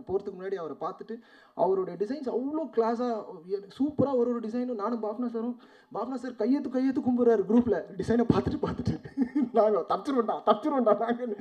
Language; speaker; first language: Tamil; native; Tamil